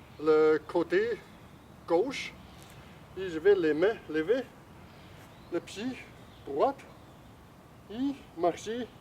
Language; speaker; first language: French; non-native, fluent; Chinese